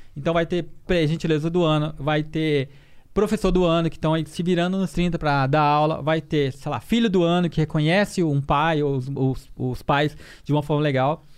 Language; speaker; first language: Portuguese; native; Portuguese